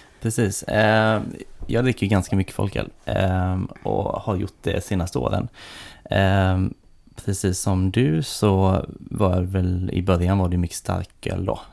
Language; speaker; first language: Swedish; native; Swedish